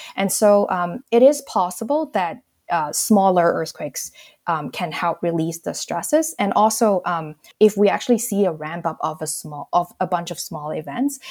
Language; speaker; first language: English; non-native, local second language; Cantonese